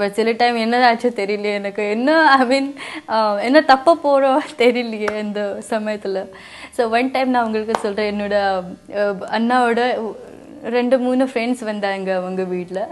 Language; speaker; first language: Tamil; non-native, learner; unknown